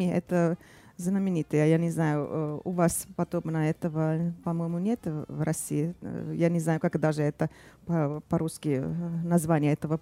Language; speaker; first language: Russian; non-native, fluent; Finnish